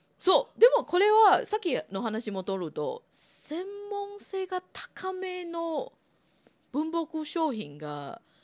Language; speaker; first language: Japanese; non-native, fluent; Chinese